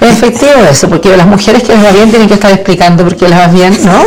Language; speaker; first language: Spanish; native; Spanish